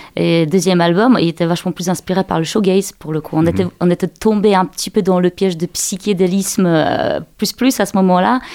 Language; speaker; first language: French; non-native, fluent; Polish